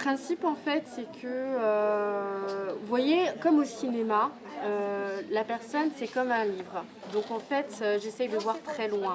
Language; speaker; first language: French; native; French